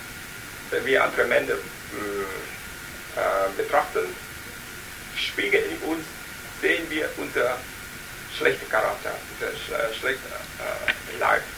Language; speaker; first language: German; non-native, learner; Vietnamese